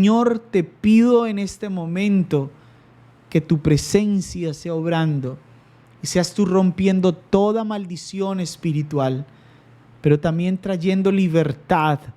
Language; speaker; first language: Spanish; native; Spanish